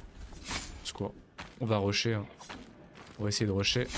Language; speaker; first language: French; native; French